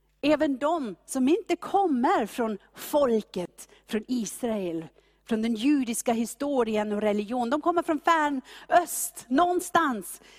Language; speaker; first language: Swedish; non-native, fluent; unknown